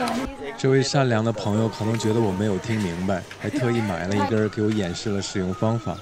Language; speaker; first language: Chinese; native; Chinese